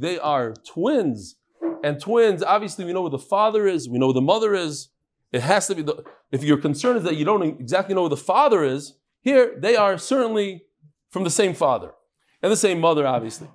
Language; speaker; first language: English; native; English